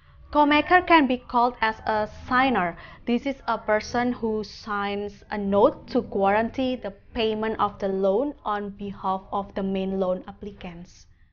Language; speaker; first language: English; non-native, fluent; Indonesian